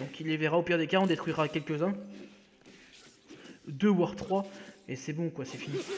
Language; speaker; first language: French; native; French